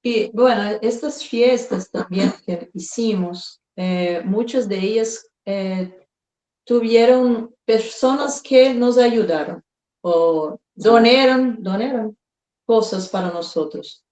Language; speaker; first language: Spanish; non-native, fluent; Portuguese